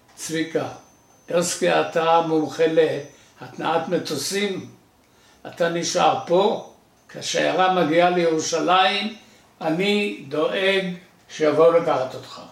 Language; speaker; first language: Hebrew; native; Hebrew